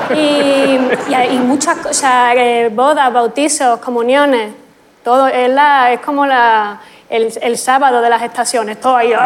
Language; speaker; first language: Spanish; native; Spanish